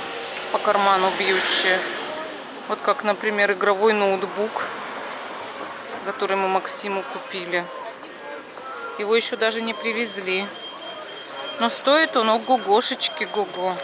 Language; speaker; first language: Russian; native; Russian